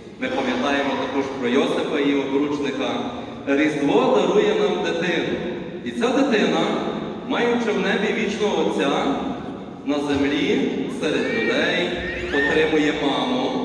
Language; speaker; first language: Ukrainian; native; Ukrainian